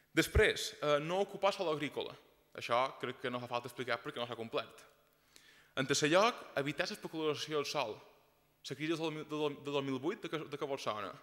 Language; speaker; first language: Catalan; native; Catalan